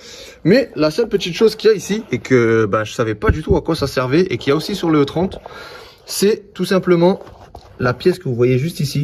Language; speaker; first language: French; native; French